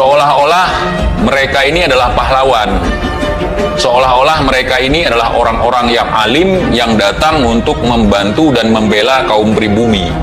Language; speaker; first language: Indonesian; native; Indonesian